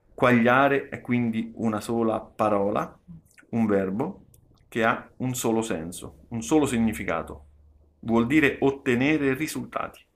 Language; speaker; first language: Italian; native; Italian